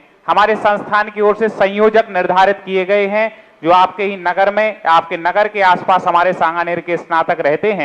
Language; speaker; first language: Hindi; native; Hindi